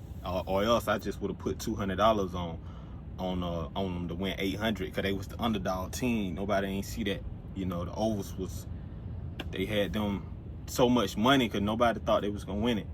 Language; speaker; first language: English; native; English